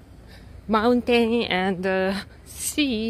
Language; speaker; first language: English; non-native, learner; Japanese